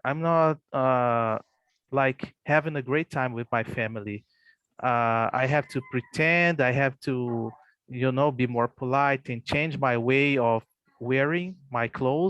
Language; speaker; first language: English; non-native, fluent; Portuguese